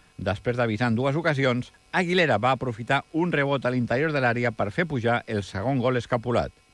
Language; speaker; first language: Catalan; native; Catalan